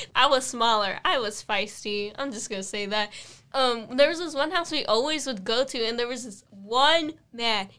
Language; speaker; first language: English; native; English